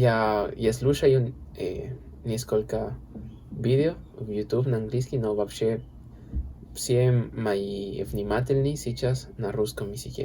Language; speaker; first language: Russian; non-native, learner; Spanish